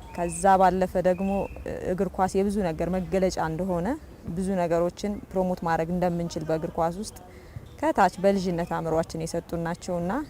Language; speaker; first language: Amharic; native; Amharic